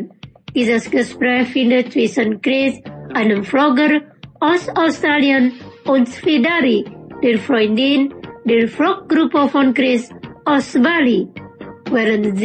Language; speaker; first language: German; non-native, fluent; Indonesian